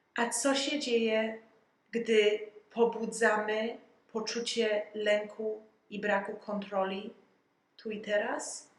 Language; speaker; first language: Polish; early bilingual, heritage; Polish